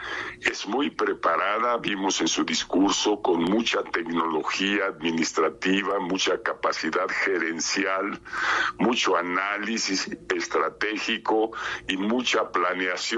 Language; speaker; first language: Spanish; native; Spanish